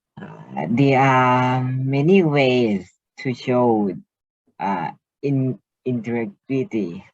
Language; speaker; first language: English; non-native, learner; Thai